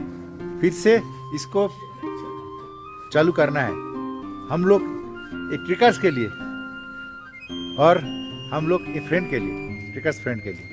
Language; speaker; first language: Hindi; non-native, local second language; Bangla